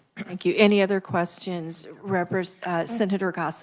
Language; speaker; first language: English; native; English